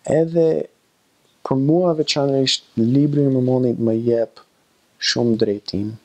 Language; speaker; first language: Albanian; non-native, learner; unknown